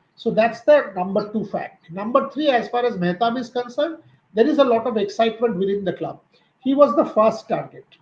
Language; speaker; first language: English; non-native, local second language; Bangla